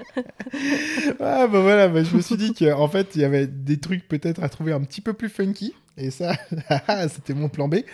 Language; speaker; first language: French; native; French